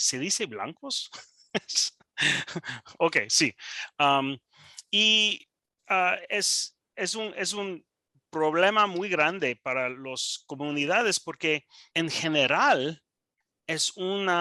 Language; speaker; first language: Spanish; non-native, learner; English